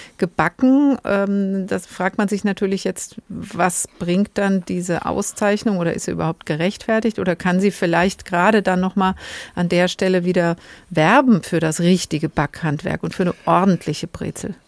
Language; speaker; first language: German; native; German